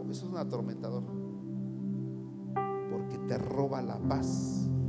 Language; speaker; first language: Spanish; native; Spanish